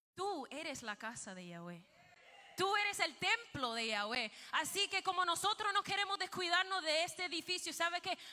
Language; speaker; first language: Spanish; early bilingual, heritage; Spanish